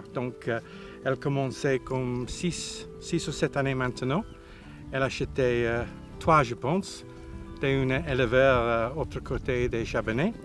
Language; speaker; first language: French; non-native, learner; English